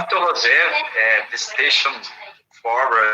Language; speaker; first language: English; non-native, learner; Portuguese